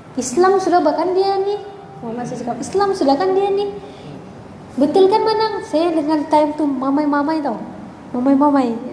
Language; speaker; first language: Malay; native; Malay